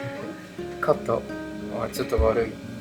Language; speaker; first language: Japanese; non-native, learner; Dutch